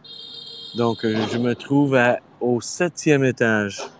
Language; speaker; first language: French; non-native, fluent; English